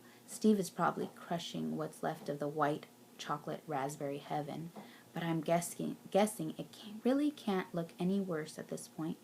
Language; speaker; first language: English; native; English